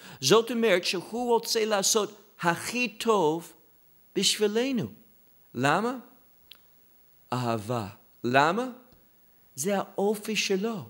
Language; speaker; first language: Hebrew; non-native, fluent; English